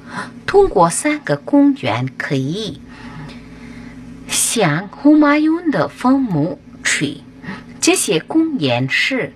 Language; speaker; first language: Chinese; non-native, learner; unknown